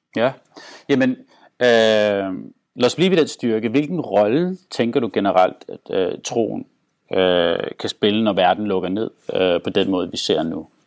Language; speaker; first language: Danish; non-native, local second language; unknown